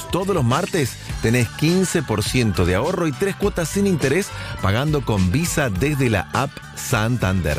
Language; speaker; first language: Spanish; native; Spanish